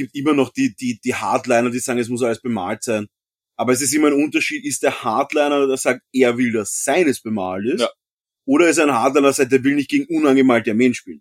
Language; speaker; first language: German; native; German